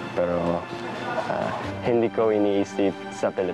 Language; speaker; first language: Filipino; non-native, learner; English